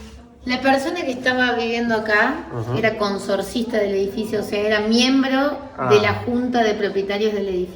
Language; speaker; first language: Spanish; native; Spanish